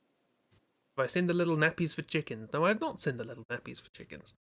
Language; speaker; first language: English; native; English